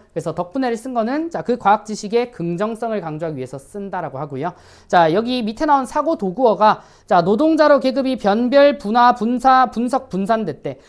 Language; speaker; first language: Korean; native; Korean